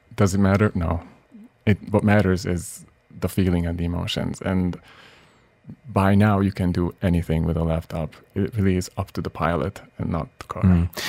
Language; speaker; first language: English; non-native, fluent; Hungarian